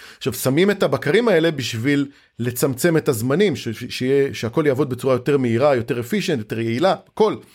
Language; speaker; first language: Hebrew; native; Hebrew